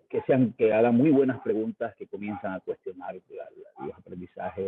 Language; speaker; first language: Spanish; native; Spanish